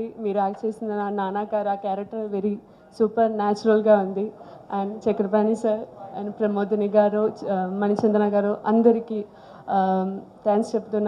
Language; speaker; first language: Telugu; non-native, learner; Malayalam